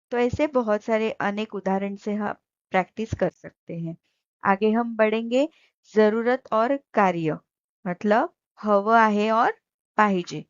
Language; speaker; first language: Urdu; non-native, local second language; Marathi